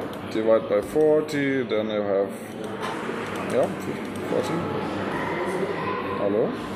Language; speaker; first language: English; non-native, fluent; German